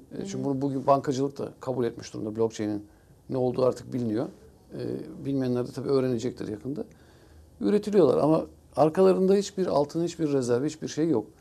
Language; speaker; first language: Turkish; early bilingual, heritage; Turkish